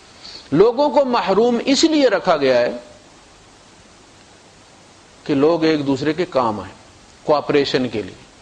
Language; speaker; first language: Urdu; non-native, local second language; Punjabi